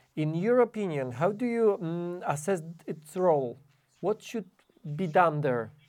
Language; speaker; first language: English; non-native, fluent; Polish